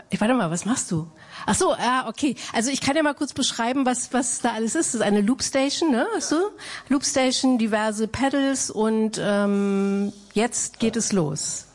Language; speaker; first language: German; native; German